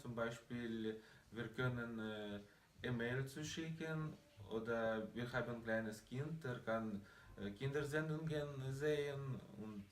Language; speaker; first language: German; non-native, learner; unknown